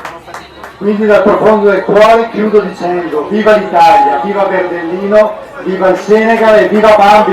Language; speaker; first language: Italian; native; Italian